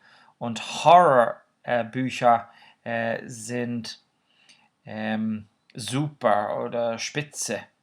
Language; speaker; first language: German; non-native, fluent; Irish